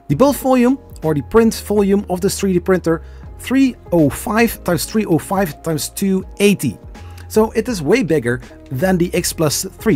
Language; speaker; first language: English; non-native, fluent; Dutch